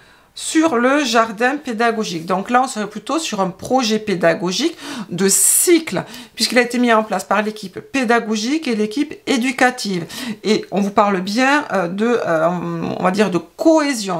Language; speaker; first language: French; native; French